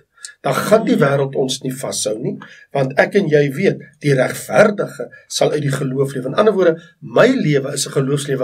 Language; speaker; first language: Afrikaans; native; Afrikaans